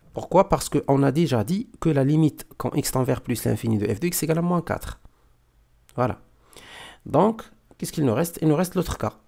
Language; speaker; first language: French; non-native, local second language; Arabic